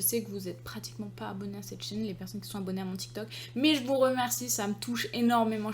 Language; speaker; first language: French; native; French